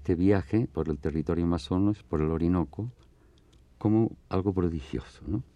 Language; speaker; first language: Spanish; native; Spanish